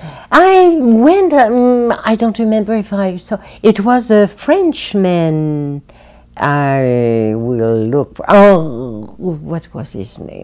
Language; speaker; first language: English; non-native, fluent; French